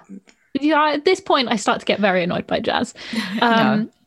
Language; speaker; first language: English; native; English